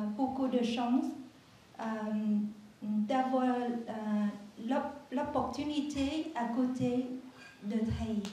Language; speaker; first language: French; non-native, learner; Vietnamese